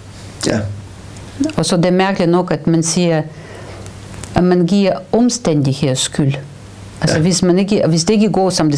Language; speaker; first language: Danish; non-native, fluent; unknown